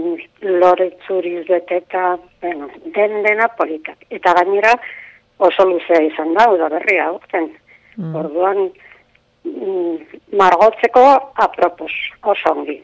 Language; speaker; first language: Basque; non-native, local second language; Spanish